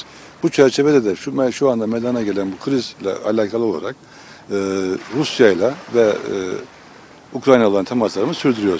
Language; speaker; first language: Turkish; native; Turkish